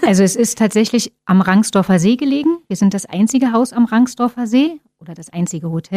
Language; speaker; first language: German; native; German